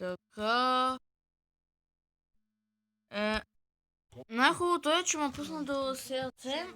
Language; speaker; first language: Bulgarian; native; Bulgarian